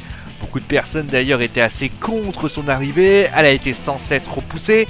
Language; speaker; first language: French; native; French